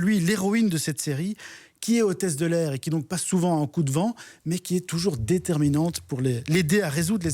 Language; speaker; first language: French; native; French